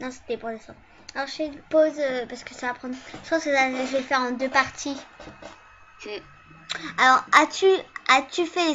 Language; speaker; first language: French; early bilingual, other home language; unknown